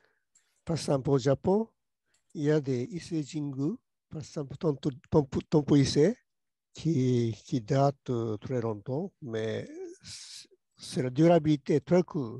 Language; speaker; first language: French; non-native, learner; Japanese